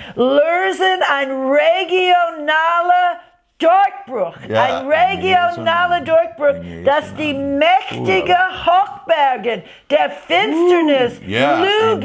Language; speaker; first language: German; non-native, fluent; English